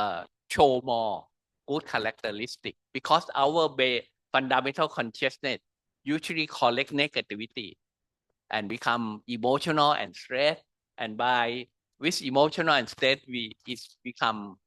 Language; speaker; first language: English; non-native, learner; Thai